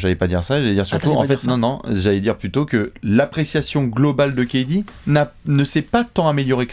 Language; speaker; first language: French; native; French